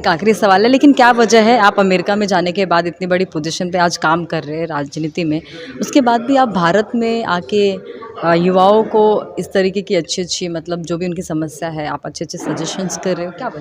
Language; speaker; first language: Hindi; native; Hindi